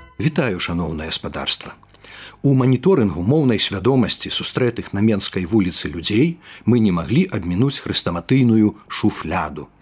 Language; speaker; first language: Belarusian; native; Belarusian